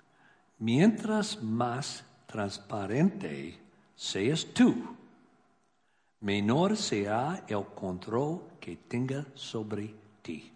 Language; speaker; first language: Spanish; non-native, learner; English